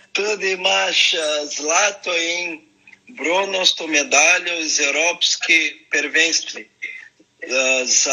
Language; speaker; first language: Slovenian; non-native, learner; Portuguese